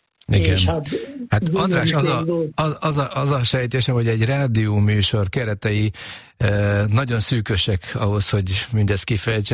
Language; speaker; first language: Hungarian; native; Hungarian